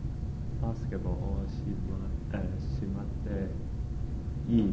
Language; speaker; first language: Japanese; non-native, learner; English